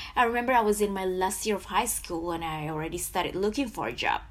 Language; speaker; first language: English; non-native, fluent; Indonesian